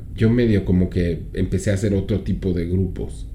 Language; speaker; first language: Spanish; native; Spanish